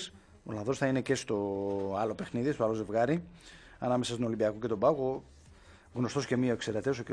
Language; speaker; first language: Greek; native; Greek